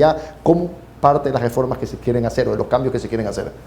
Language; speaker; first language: Spanish; native; Spanish